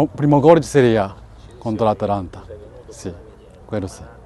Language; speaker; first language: Italian; non-native, learner; Japanese